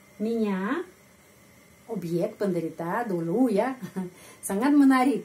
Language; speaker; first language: Indonesian; non-native, fluent; Russian